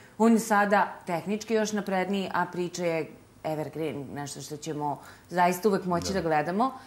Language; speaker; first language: Serbian; native; Serbian